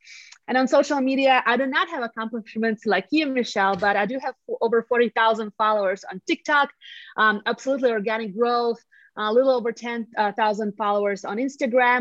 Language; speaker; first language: English; non-native, fluent; Latvian